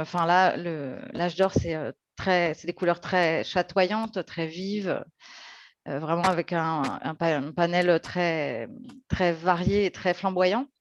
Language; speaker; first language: French; native; French